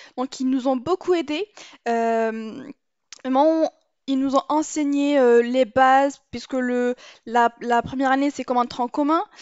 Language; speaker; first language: French; non-native, local second language; Arabic